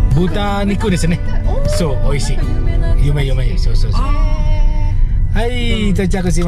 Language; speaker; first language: Japanese; non-native, learner; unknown